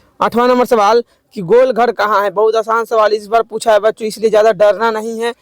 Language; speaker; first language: Hindi; native; Hindi